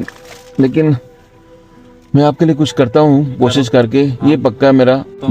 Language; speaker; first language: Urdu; non-native, local second language; Punjabi